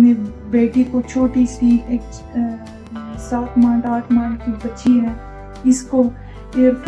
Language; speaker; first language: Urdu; non-native, fluent; Persian